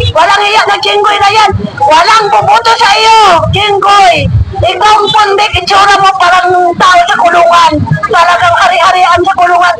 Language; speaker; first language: Filipino; non-native, local second language; Cebuano